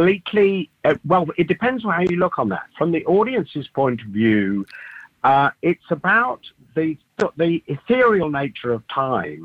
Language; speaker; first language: English; native; English